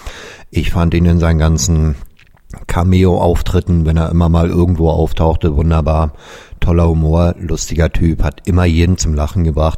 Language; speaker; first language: German; native; German